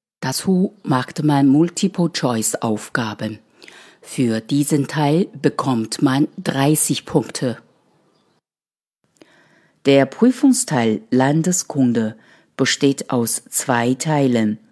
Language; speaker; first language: German; non-native, fluent; Chinese